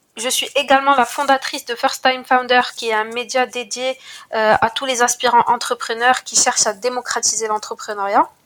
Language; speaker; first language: French; non-native, local second language; Arabic